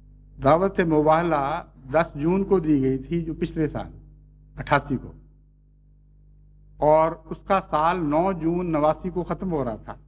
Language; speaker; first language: Urdu; native; Urdu